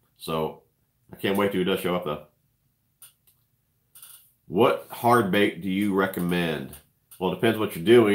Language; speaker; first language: English; native; English